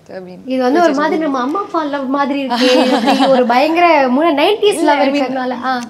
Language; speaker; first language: Tamil; native; Tamil